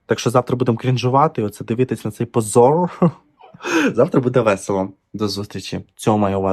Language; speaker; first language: Ukrainian; non-native, local second language; Russian